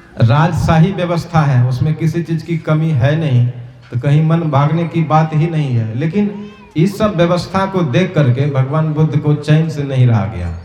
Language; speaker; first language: Hindi; native; Hindi